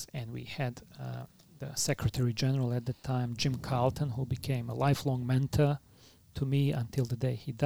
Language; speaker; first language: English; non-native, fluent; Bosnian